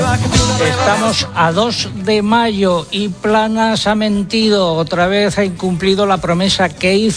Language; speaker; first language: Spanish; native; Spanish